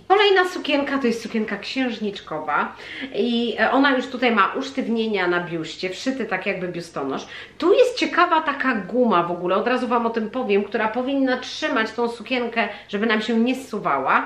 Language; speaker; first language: Polish; native; Polish